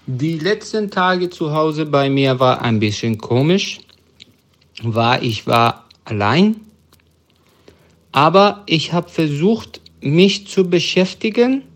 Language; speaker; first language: German; non-native, learner; Serbian